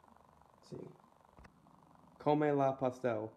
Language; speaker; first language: Spanish; non-native, learner; English